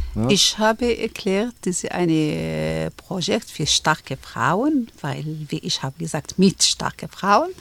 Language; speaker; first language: German; non-native, learner; Arabic